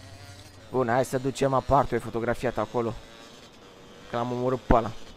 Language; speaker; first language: Romanian; native; Romanian